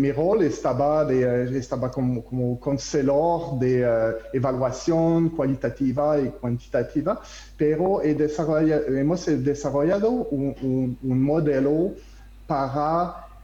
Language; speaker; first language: Spanish; non-native, learner; French